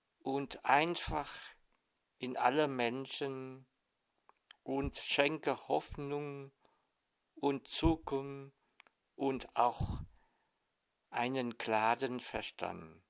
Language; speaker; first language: German; non-native, fluent; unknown